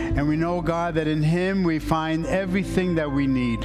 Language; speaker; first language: English; native; English